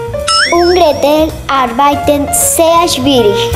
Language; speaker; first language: German; non-native, learner; Spanish